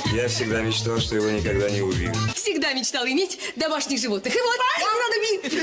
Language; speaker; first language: Ukrainian; native; Ukrainian